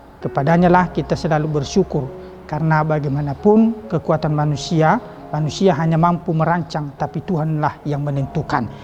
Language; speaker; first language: Indonesian; non-native, local second language; Nias